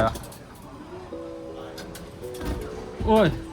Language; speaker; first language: Chinese; native; Chinese